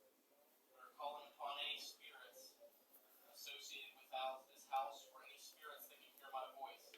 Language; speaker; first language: English; native; English